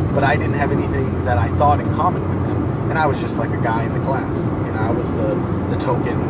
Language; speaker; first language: English; early bilingual, other home language; Spanish